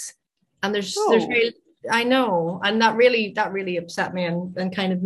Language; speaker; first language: English; native; English